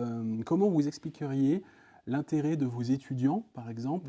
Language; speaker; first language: French; native; French